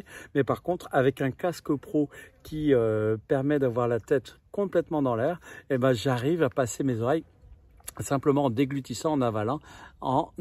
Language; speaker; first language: French; native; French